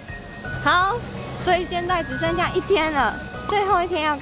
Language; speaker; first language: Chinese; native; Chinese